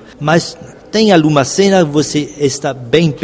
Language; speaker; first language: Portuguese; non-native, fluent; French